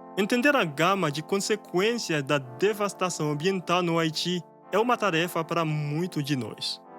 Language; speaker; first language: Portuguese; non-native, fluent; Haitian Creole